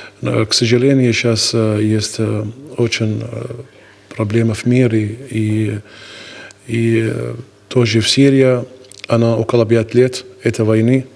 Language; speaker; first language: Russian; non-native, learner; Arabic